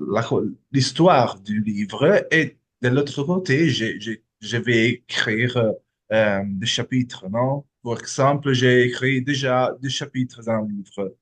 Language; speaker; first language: French; non-native, fluent; Italian